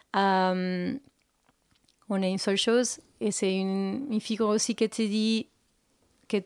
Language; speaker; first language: French; non-native, fluent; Spanish